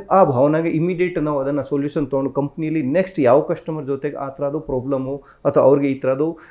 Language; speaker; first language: Kannada; non-native, fluent; Hindi